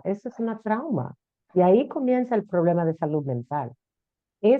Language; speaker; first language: Spanish; early bilingual, heritage; Spanish